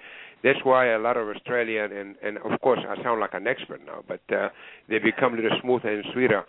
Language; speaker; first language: English; non-native, fluent; Greek